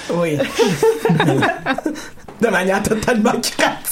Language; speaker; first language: French; native; French